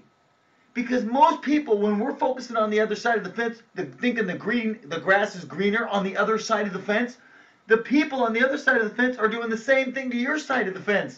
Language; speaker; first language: English; native; English